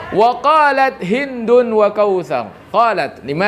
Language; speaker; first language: Arabic; non-native, fluent; Indonesian